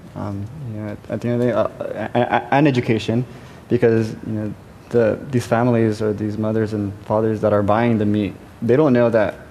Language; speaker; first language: English; native; English